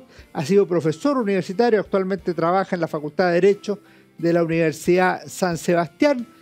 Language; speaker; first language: Spanish; native; Spanish